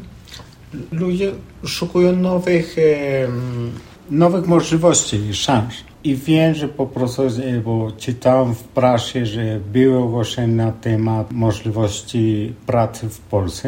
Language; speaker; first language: Polish; non-native, fluent; Spanish